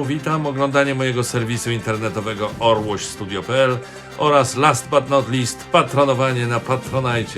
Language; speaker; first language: Polish; native; Polish